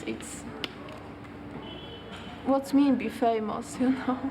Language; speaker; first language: English; non-native, learner; Polish